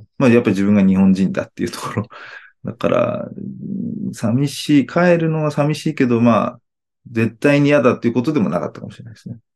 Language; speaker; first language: Japanese; native; Japanese